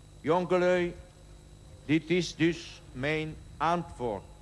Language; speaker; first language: Dutch; non-native, learner; Polish